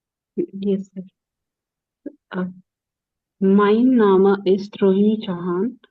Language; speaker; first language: German; non-native, learner; Hindi